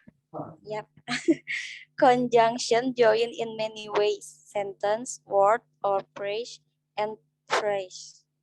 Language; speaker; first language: English; non-native, learner; Indonesian